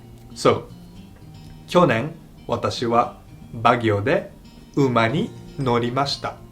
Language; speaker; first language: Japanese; non-native, learner; Filipino